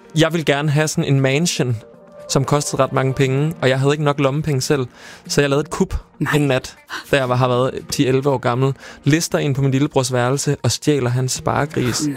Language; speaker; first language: Danish; native; Danish